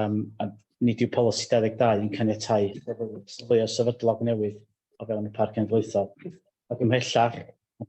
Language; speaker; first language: Welsh; native; Welsh